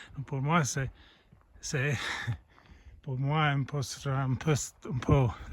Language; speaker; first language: French; non-native, learner; English